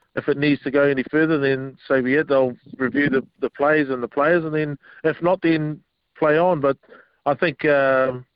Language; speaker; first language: English; native; English